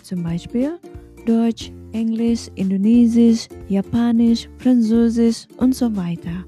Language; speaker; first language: German; non-native, fluent; Indonesian